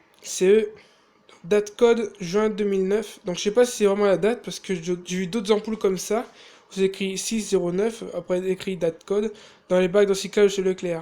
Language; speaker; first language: French; native; French